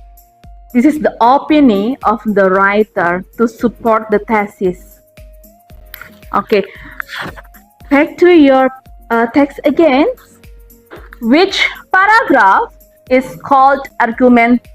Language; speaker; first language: English; non-native, fluent; Indonesian